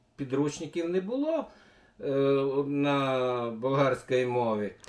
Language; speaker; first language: Ukrainian; non-native, local second language; Bulgarian